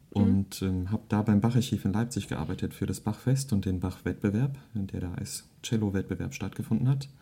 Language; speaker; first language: German; early bilingual, other home language; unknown